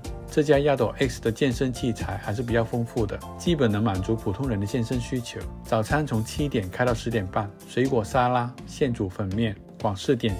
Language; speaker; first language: Chinese; native; Chinese